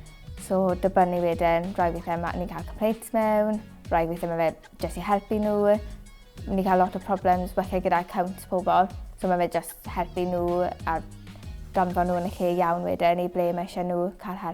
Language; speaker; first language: Welsh; native; Welsh